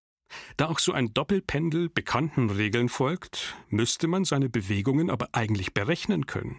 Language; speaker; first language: German; native; German